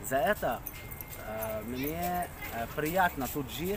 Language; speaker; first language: Russian; non-native, learner; Arabic